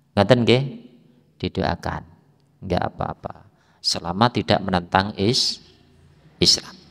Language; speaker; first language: Indonesian; native; Indonesian